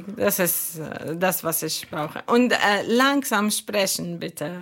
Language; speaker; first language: German; non-native, learner; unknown